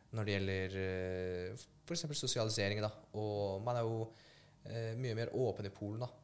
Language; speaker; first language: Norwegian; early bilingual, other home language; Polish